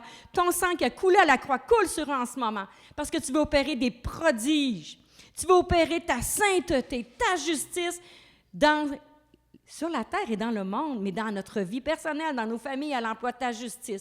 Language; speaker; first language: French; native; French